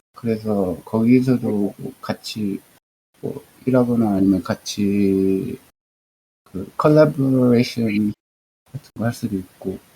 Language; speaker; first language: Korean; early bilingual, heritage; Korean